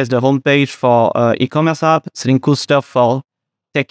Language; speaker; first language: English; non-native, fluent; French